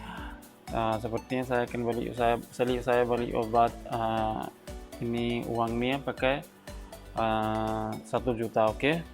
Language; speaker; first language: Indonesian; non-native, learner; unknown